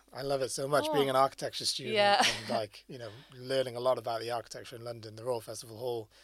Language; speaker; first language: English; native; English